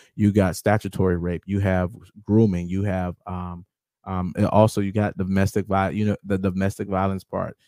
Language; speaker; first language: English; native; English